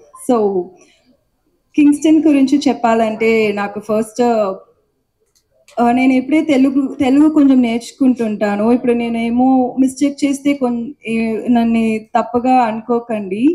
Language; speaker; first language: Telugu; non-native, learner; Tamil